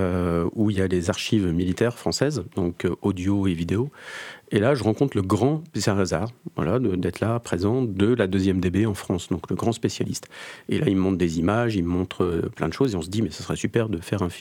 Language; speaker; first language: French; native; French